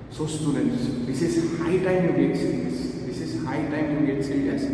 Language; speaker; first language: English; non-native, local second language; Assamese